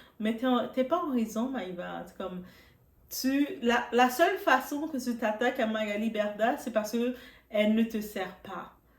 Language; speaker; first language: French; non-native, local second language; Arabic